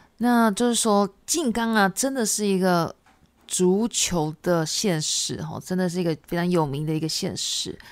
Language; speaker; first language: Chinese; non-native, fluent; Japanese